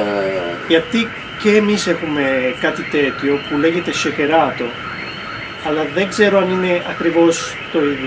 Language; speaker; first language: Greek; non-native, fluent; Italian